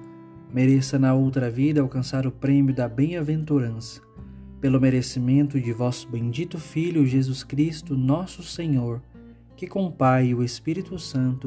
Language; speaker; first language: Portuguese; native; Portuguese